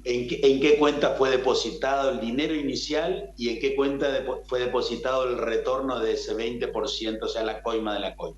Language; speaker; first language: Spanish; native; Spanish